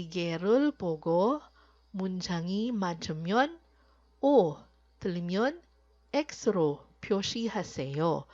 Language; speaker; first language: Korean; non-native, fluent; Filipino